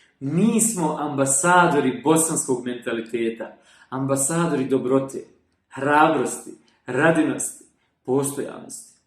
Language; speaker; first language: Bosnian; native; Bosnian